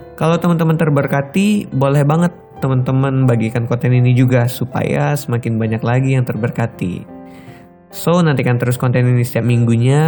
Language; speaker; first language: Indonesian; native; Indonesian